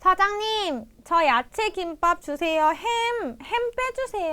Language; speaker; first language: Korean; non-native, fluent; Indonesian